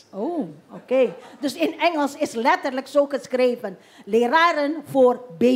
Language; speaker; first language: Dutch; non-native, fluent; Indonesian